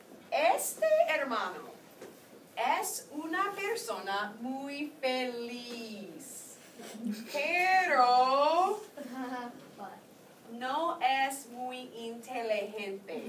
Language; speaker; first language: Spanish; non-native, fluent; English